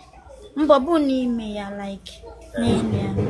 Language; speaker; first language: Igbo; native; Igbo